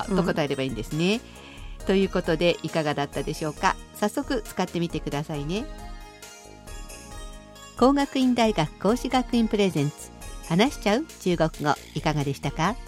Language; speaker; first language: Japanese; native; Japanese